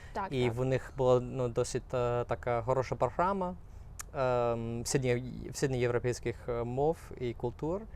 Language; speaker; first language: Ukrainian; non-native, fluent; English